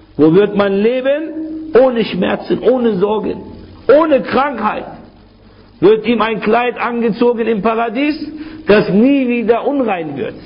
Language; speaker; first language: German; non-native, fluent; Arabic